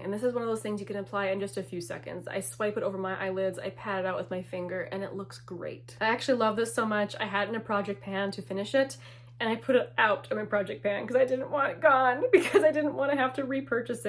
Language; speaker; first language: English; native; English